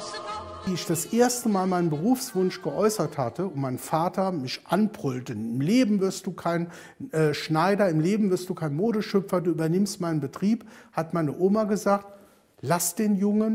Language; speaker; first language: German; native; German